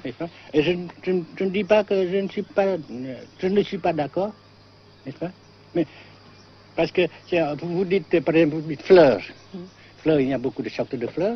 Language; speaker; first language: French; non-native, fluent; Vietnamese